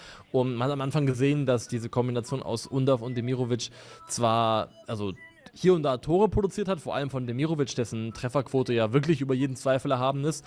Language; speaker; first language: German; native; German